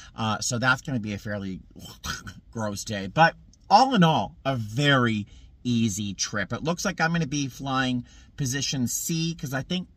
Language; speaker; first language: English; native; English